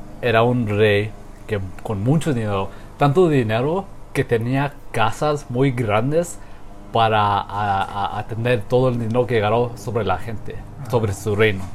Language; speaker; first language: Spanish; non-native, learner; English